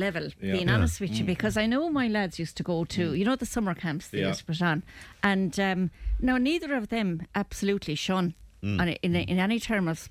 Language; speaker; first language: English; native; English